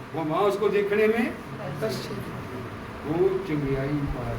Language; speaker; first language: Hindi; non-native, local second language; Punjabi